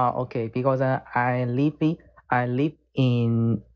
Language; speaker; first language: English; non-native, learner; Korean